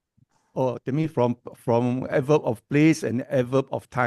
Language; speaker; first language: English; non-native, learner; Indonesian